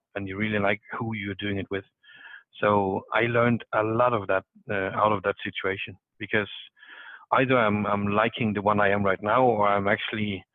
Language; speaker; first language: English; non-native, fluent; Danish